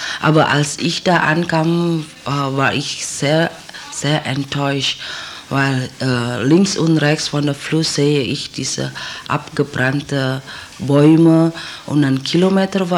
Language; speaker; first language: German; non-native, learner; Indonesian